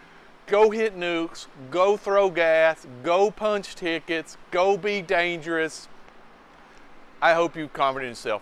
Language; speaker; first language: English; native; English